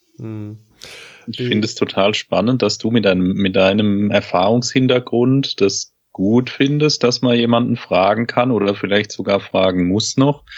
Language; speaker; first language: German; native; German